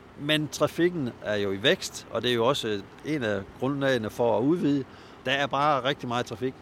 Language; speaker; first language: Danish; native; Danish